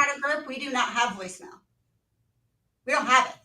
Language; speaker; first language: English; native; English